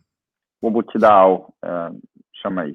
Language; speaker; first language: Chinese; non-native, learner; English